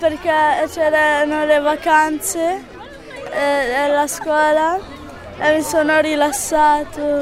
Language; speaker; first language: Italian; non-native, learner; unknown